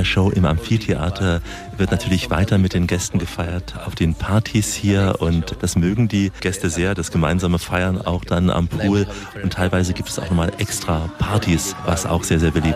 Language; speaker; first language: German; native; German